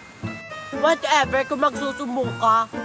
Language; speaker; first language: Filipino; native; Filipino